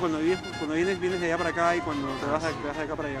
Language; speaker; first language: Spanish; native; Spanish